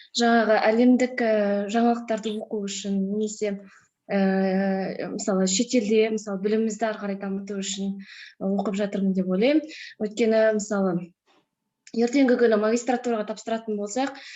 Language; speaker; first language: Kazakh; native; Kazakh